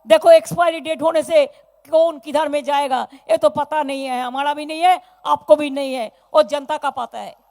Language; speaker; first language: Hindi; non-native, local second language; Bangla